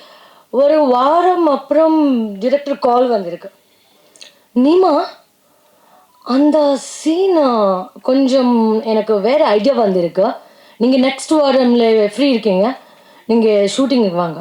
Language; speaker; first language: Tamil; non-native, learner; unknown